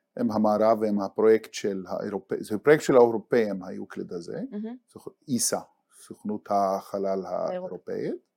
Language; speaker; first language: Hebrew; non-native, local second language; Arabic